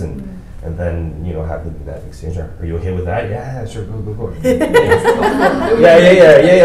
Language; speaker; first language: English; non-native, local second language; French